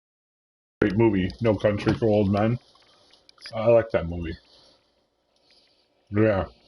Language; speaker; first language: English; native; English